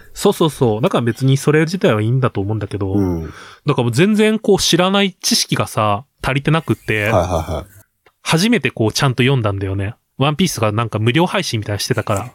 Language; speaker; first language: Japanese; native; Japanese